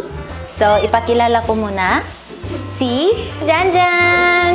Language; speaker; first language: Filipino; non-native, fluent; Korean